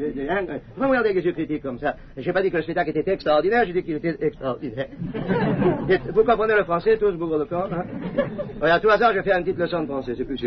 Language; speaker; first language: French; native; French